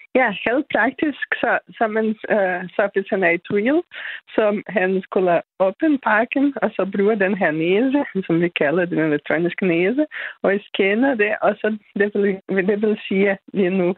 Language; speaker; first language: Danish; non-native, fluent; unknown